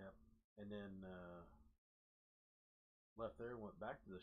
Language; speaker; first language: English; native; English